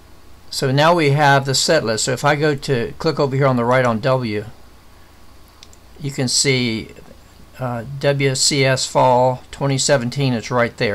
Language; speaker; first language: English; native; English